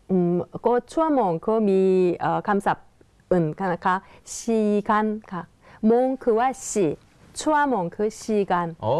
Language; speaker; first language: Thai; non-native, fluent; Korean